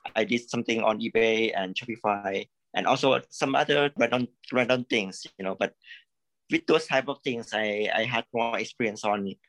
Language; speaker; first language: English; non-native, learner; Thai